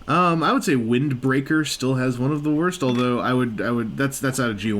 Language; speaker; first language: English; native; English